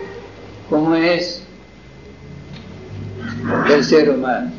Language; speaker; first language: Spanish; non-native, fluent; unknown